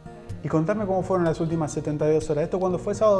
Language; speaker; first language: Spanish; native; Spanish